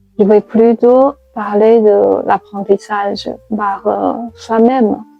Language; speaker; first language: French; non-native, fluent; Chinese